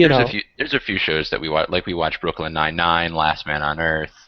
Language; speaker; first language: English; native; English